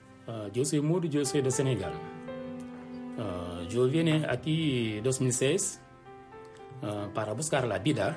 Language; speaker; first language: Spanish; non-native, learner; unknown